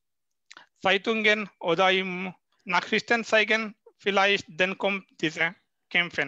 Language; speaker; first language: German; non-native, learner; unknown